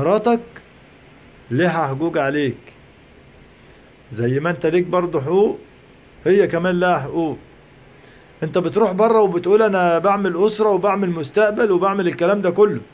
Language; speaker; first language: Arabic; native; Arabic